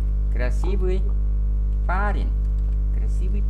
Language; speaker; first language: Russian; non-native, fluent; Vietnamese